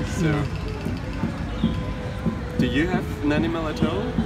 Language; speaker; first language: English; non-native, fluent; German